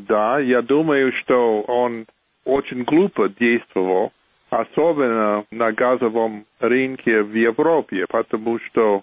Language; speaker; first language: Russian; non-native, fluent; English